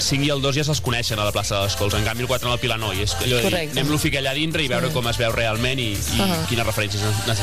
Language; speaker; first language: Catalan; native; Catalan